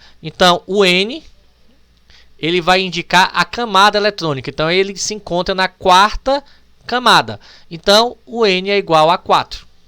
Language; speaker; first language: Portuguese; native; Portuguese